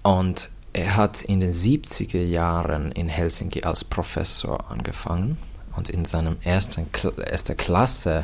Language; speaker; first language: German; non-native, fluent; Finnish